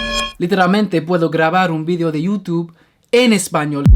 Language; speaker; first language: Spanish; non-native, fluent; English